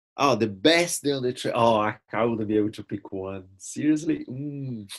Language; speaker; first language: English; non-native, fluent; Portuguese